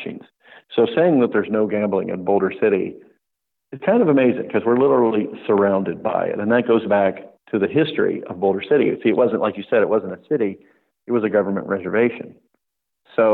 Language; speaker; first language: English; native; English